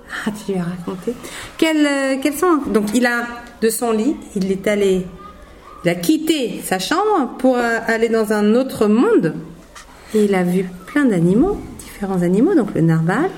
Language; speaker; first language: French; native; French